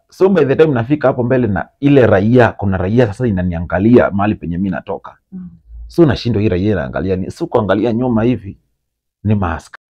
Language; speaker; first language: Swahili; native; Swahili